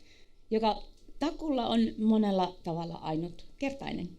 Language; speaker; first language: Finnish; native; Finnish